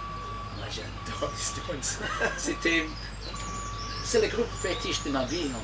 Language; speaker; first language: French; non-native, fluent; English